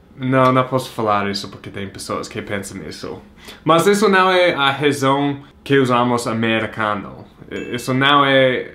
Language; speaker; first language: Portuguese; non-native, fluent; English